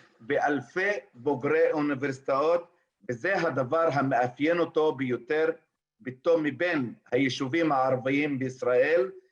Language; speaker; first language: Hebrew; non-native, local second language; Arabic